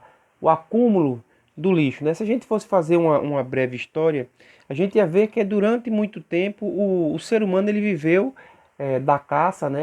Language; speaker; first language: Portuguese; native; Portuguese